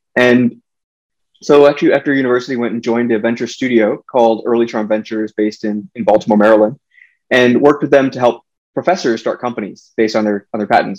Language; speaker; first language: English; native; English